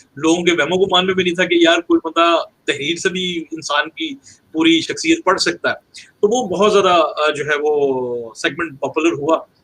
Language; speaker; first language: Urdu; native; Urdu